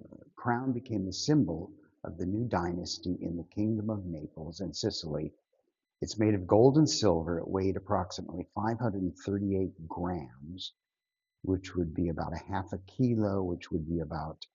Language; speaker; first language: English; native; English